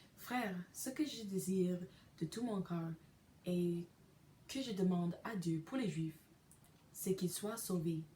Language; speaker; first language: French; non-native, local second language; English